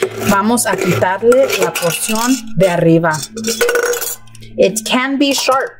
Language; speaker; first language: Spanish; early bilingual, heritage; Spanish